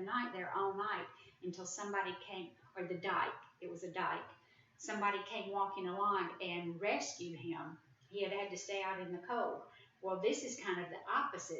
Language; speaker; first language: English; native; English